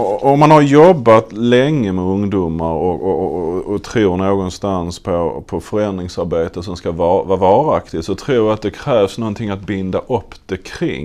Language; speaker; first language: Swedish; native; Swedish